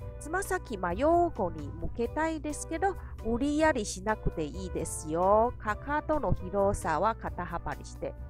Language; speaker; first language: Japanese; non-native, fluent; Chinese